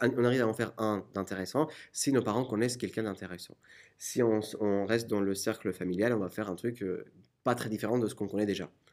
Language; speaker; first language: French; non-native, fluent; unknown